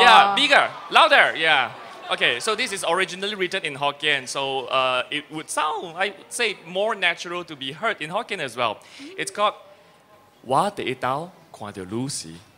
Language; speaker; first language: English; non-native, local second language; Min Nan Chinese